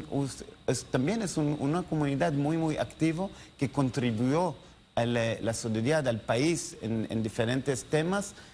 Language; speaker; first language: Spanish; non-native, learner; Hebrew